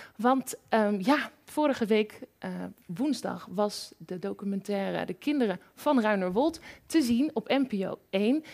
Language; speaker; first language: Dutch; native; Dutch